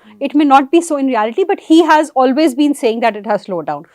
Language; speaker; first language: English; non-native, local second language; Punjabi